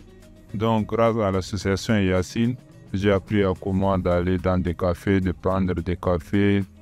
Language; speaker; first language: French; non-native, learner; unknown